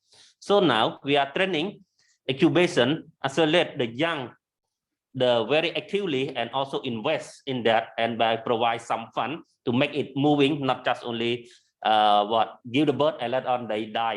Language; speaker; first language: English; non-native, learner; Khmer